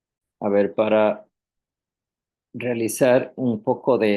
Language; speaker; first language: Spanish; native; Spanish